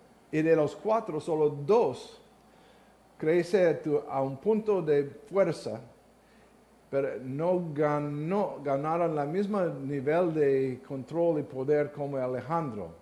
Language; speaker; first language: Spanish; non-native, learner; English